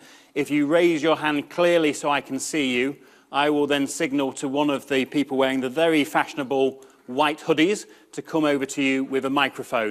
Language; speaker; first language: English; native; English